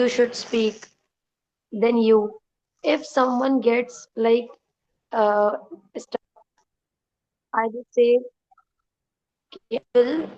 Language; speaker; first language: English; non-native, learner; Urdu